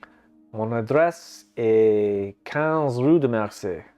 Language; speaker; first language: French; non-native, learner; English